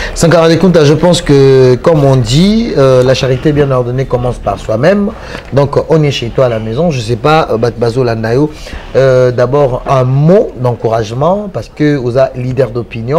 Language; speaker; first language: French; non-native, local second language; Lingala